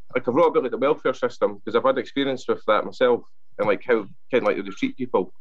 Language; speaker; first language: English; non-native, local second language; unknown